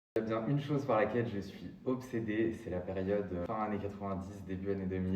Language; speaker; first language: French; native; French